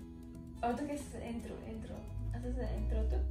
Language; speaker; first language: Spanish; early bilingual, heritage; Spanish